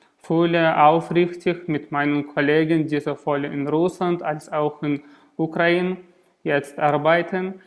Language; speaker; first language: German; non-native, learner; Russian